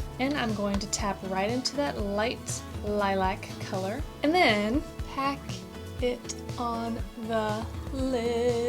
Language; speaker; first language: English; native; English